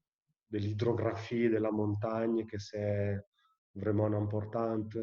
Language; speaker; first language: French; non-native, fluent; Italian